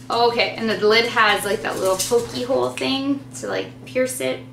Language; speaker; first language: English; native; English